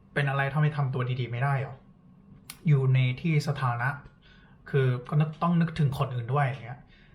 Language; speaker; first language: Thai; non-native, fluent; English